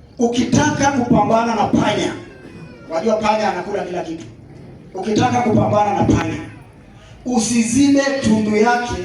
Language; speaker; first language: Swahili; native; Swahili